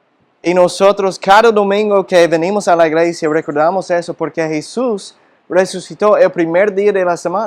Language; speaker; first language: Spanish; non-native, fluent; English